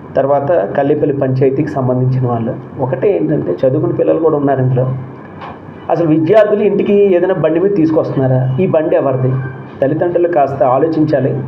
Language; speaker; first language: Telugu; native; Telugu